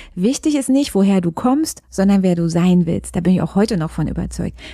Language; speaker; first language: German; native; German